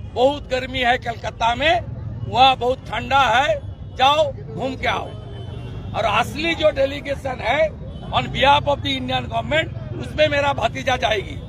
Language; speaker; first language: Hindi; non-native, local second language; Bangla